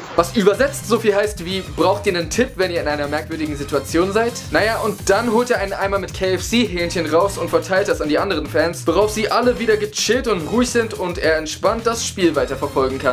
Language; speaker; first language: German; native; German